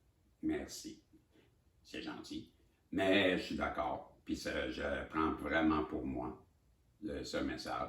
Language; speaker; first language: French; native; French